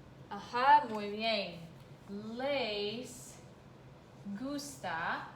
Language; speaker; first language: Spanish; non-native, fluent; English